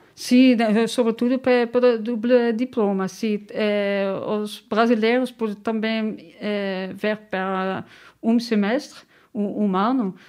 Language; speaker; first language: Portuguese; non-native, learner; Dutch